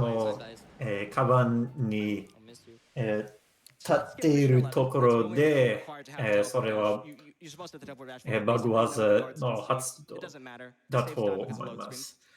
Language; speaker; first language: Japanese; non-native, learner; English